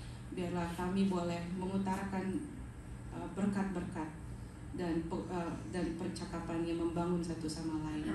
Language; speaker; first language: Indonesian; native; Indonesian